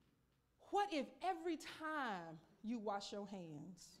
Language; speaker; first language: English; native; English